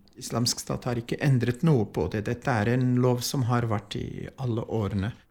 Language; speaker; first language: Norwegian; non-native, fluent; Arabic